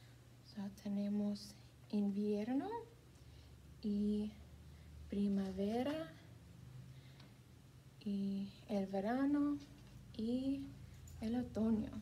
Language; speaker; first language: Spanish; non-native, fluent; English